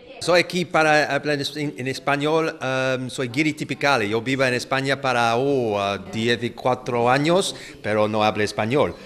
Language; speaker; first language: Spanish; non-native, learner; English